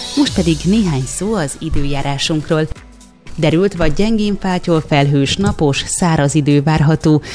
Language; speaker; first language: Hungarian; native; Hungarian